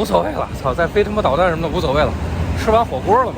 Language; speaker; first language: Chinese; native; Chinese